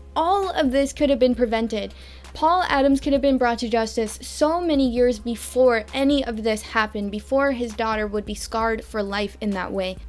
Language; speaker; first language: English; native; English